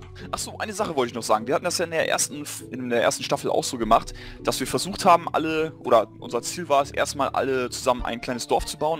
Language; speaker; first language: German; native; German